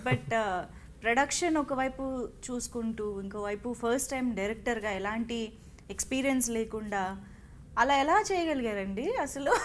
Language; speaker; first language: Telugu; native; Telugu